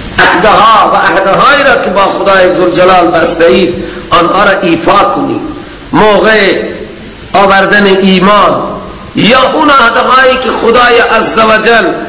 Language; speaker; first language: Persian; native; Persian